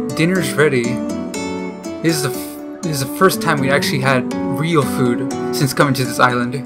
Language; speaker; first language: English; native; English